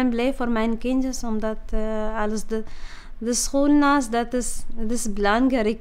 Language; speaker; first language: Dutch; non-native, learner; Kurdish